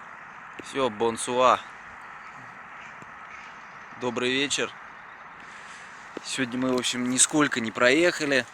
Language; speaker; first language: Russian; native; Russian